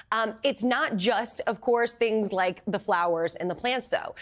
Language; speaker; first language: English; native; English